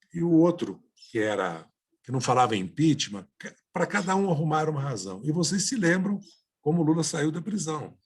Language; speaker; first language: Portuguese; native; Portuguese